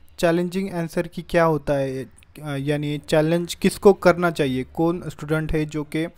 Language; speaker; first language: Hindi; native; Hindi